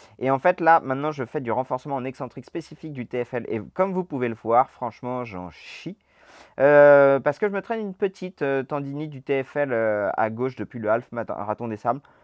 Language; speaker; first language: French; native; French